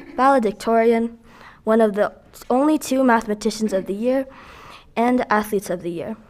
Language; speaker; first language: English; early bilingual, other home language; Filipino